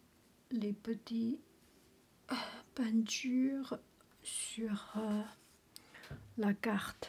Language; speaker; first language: French; non-native, learner; Chinese